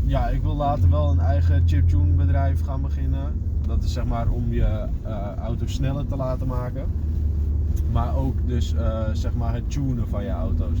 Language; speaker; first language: Dutch; native; Dutch